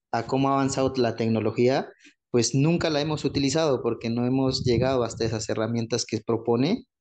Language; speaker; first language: Spanish; non-native, local second language; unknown